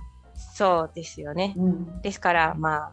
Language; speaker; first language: Japanese; non-native, fluent; Spanish